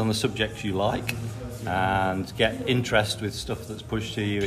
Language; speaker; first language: English; native; English